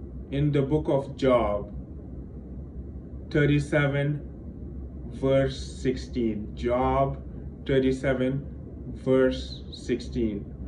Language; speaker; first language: English; non-native, fluent; Wolof